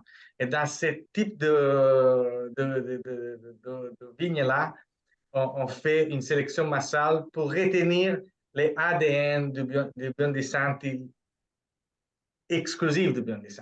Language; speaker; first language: French; non-native, fluent; Italian